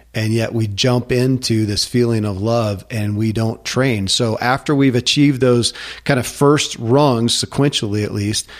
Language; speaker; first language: English; native; English